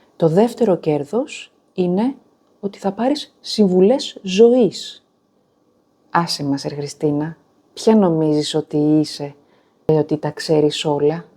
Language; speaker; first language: Greek; native; Greek